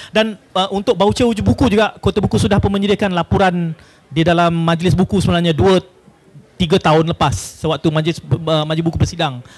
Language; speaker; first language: Malay; native; Malay